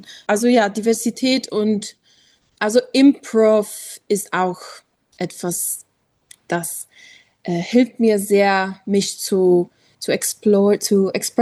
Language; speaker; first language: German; non-native, learner; English